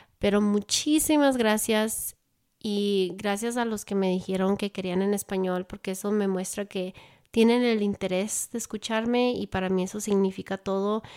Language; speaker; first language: Spanish; native; Spanish